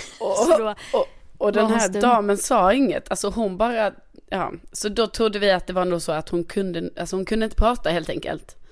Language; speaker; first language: Swedish; native; Swedish